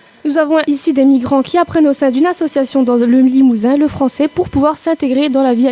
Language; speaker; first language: French; native; French